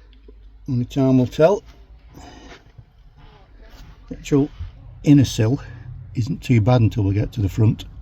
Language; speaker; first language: English; native; English